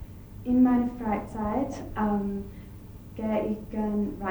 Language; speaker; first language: German; non-native, learner; English